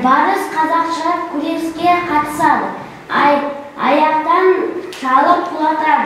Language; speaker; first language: Kazakh; non-native, local second language; Uzbek